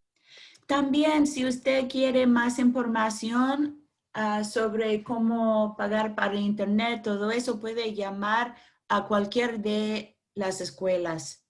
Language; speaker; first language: Spanish; non-native, fluent; English